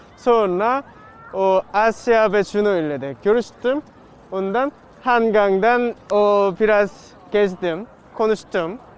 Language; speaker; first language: Turkish; non-native, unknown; Korean